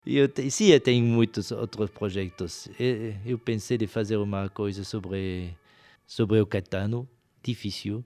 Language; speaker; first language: Portuguese; non-native, fluent; French